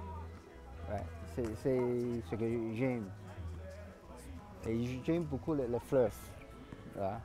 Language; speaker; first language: French; non-native, fluent; Cantonese